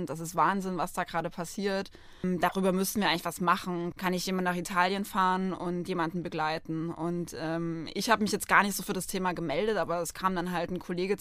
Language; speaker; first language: German; native; German